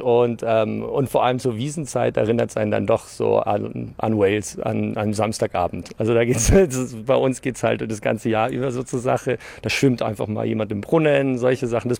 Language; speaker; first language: German; early bilingual, other home language; English